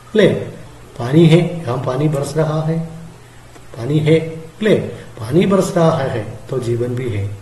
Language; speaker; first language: Hindi; non-native, local second language; Malayalam